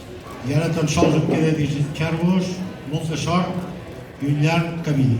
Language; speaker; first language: Catalan; native; Catalan